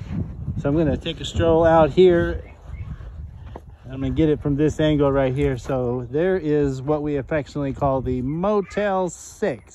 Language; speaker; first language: English; native; English